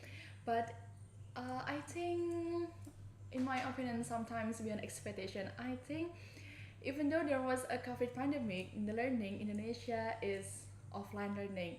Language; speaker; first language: English; non-native, learner; Indonesian